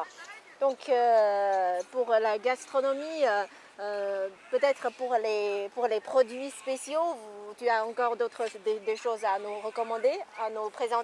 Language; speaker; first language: French; non-native, fluent; Chinese